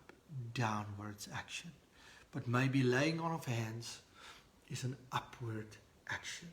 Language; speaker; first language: English; non-native, local second language; Afrikaans